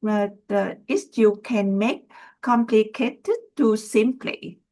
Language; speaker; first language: English; non-native, learner; Vietnamese